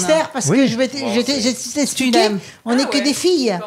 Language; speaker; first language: French; native; French